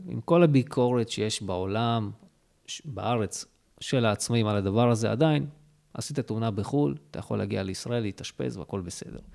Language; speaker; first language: Hebrew; early bilingual, other home language; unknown